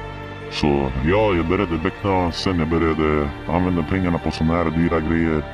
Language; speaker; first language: Swedish; early bilingual, other home language; Arabic